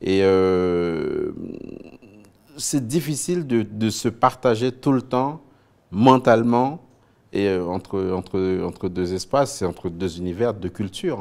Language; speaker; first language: French; non-native, local second language; Haitian Creole